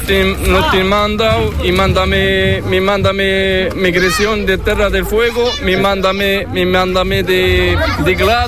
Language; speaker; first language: Spanish; non-native, learner; Arabic